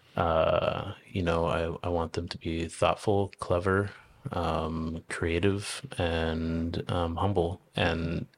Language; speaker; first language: English; native; English